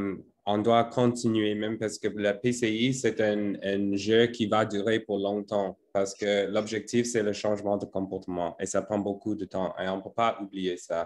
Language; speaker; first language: French; non-native, fluent; English